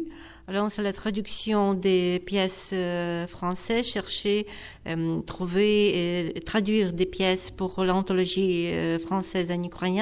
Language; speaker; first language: French; non-native, fluent; Ukrainian